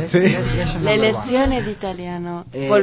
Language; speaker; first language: Italian; non-native, learner; Spanish